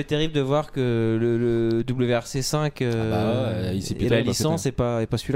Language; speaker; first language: French; native; French